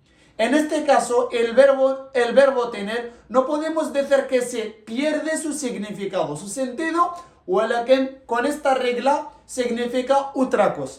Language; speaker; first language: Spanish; non-native, local second language; Arabic